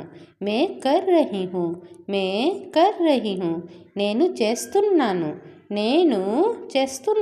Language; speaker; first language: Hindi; non-native, local second language; Odia